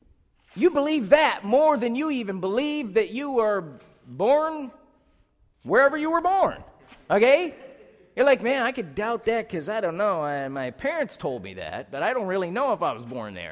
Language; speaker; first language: English; native; English